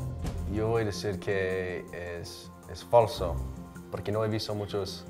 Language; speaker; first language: Spanish; non-native, fluent; English